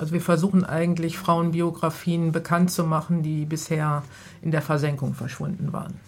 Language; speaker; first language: German; native; German